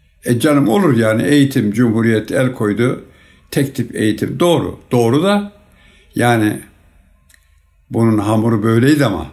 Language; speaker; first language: Turkish; native; Turkish